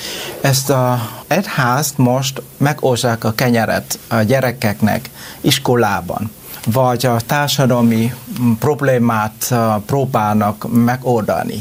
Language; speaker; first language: Hungarian; non-native, learner; Vietnamese